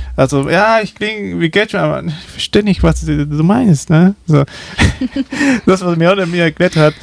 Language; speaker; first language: German; non-native, learner; Spanish